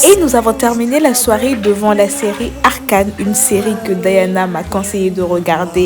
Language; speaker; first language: French; native; French